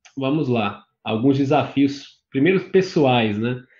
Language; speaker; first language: Portuguese; native; Portuguese